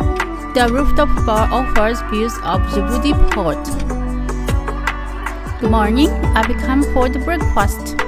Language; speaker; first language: English; non-native, learner; Japanese